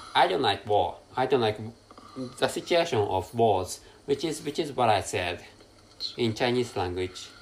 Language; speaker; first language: English; non-native, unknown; Japanese